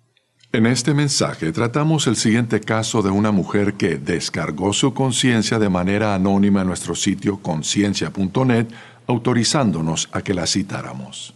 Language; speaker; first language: Spanish; native; Spanish